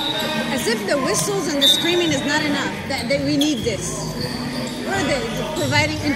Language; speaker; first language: English; native; English